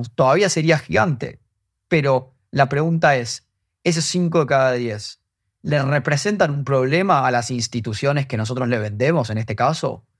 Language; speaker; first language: Spanish; native; Spanish